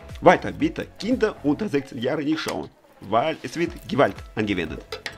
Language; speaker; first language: German; non-native, learner; Russian